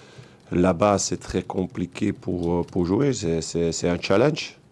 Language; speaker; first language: French; non-native, local second language; Dutch